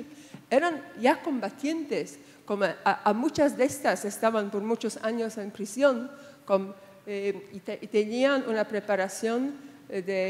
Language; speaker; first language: Spanish; non-native, fluent; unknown